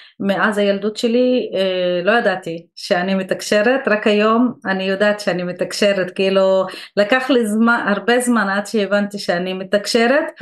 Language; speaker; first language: Hebrew; non-native, local second language; Arabic